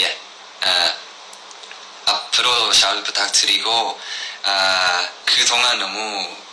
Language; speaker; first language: Korean; non-native, learner; Thai